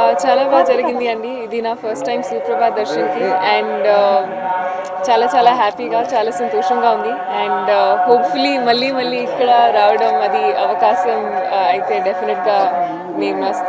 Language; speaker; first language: Telugu; non-native, learner; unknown